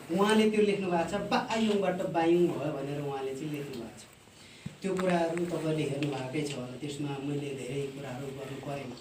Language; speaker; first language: Nepali; non-native, local second language; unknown